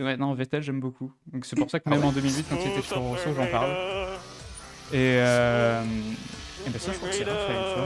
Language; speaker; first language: French; native; French